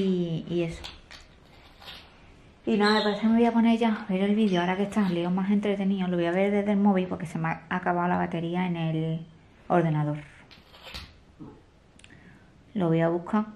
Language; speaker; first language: Spanish; native; Spanish